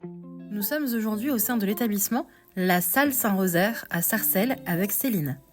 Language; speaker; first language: French; native; French